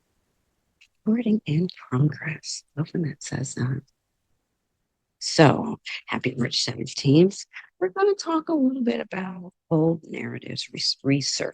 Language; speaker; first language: English; native; English